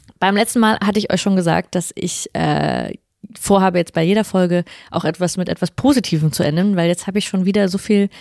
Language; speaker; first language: German; native; German